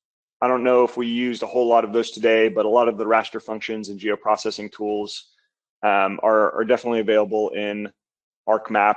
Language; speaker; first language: English; native; English